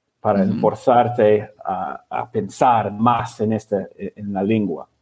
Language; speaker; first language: Spanish; non-native, learner; English